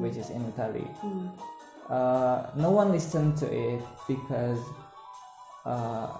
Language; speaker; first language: English; non-native, learner; Indonesian